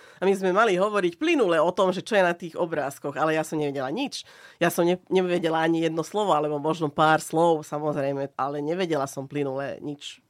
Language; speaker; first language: Slovak; non-native, local second language; Hungarian